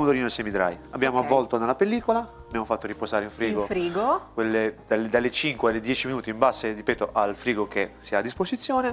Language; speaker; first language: Italian; native; Italian